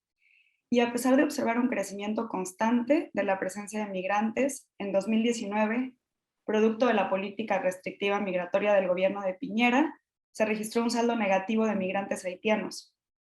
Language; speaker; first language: Spanish; native; Spanish